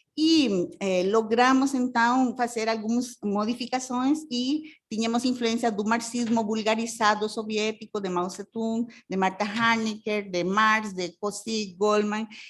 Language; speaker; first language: Portuguese; non-native, fluent; Spanish